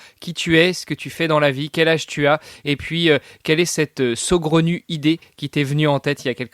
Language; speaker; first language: French; native; French